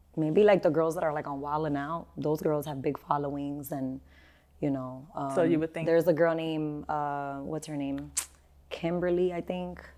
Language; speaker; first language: English; native; English